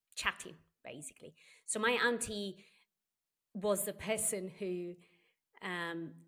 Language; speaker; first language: English; non-native, fluent; Italian